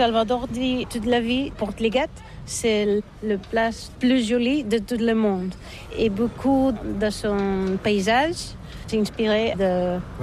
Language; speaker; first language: French; non-native, fluent; Catalan